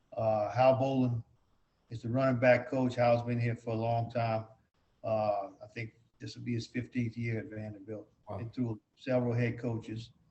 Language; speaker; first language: English; native; English